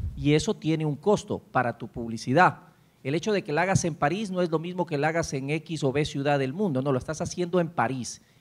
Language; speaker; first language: Spanish; native; Spanish